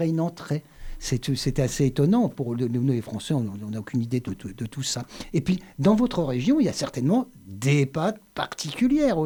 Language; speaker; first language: French; native; French